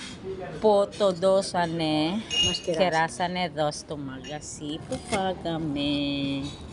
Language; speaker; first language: Greek; non-native, learner; Filipino